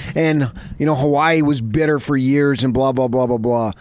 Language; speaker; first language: English; native; English